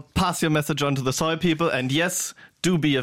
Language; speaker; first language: English; non-native, fluent; German